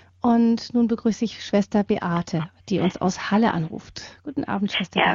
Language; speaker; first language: German; native; German